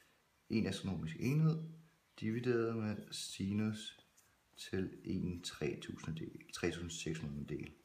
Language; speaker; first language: Danish; native; Danish